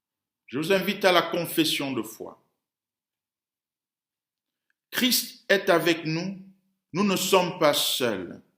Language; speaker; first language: French; native; French